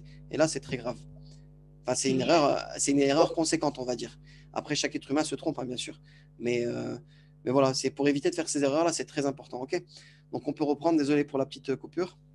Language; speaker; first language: French; native; French